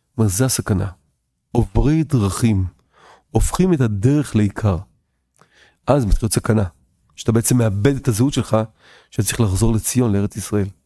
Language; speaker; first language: Hebrew; native; Hebrew